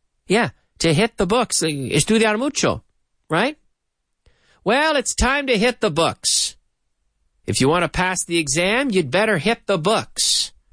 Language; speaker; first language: English; native; English